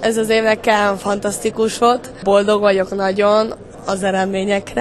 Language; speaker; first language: Hungarian; early bilingual, heritage; Hungarian